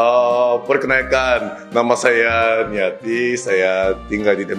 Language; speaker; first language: Indonesian; non-native, learner; Korean